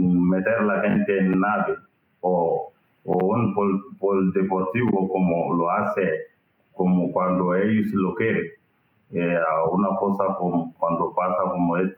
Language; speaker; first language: Spanish; non-native, learner; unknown